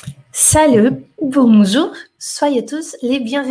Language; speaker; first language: French; non-native, fluent; Portuguese